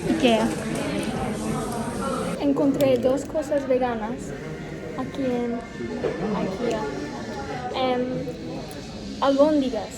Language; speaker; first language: Spanish; non-native, learner; English